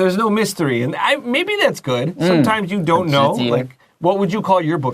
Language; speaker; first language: English; native; English